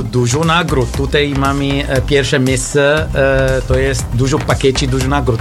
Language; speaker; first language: Polish; non-native, learner; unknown